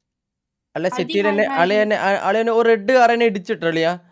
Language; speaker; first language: Malayalam; native; Malayalam